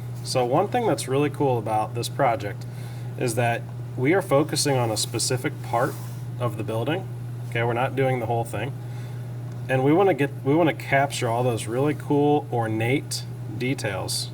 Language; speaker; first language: English; native; English